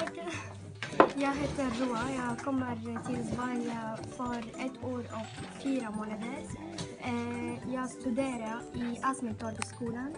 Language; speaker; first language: Swedish; non-native, learner; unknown